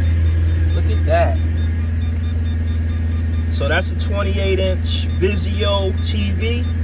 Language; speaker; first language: English; native; English